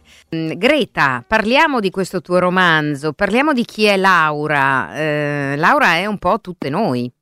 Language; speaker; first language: Italian; native; Italian